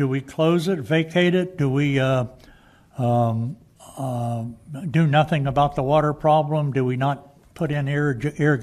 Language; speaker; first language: English; native; English